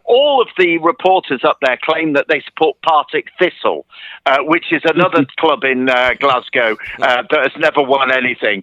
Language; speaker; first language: English; native; English